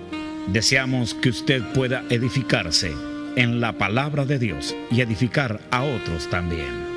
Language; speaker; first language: Spanish; native; Spanish